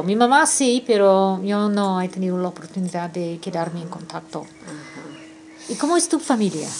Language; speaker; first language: Spanish; non-native, fluent; English